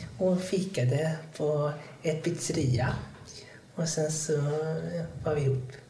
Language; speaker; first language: Swedish; early bilingual, other home language; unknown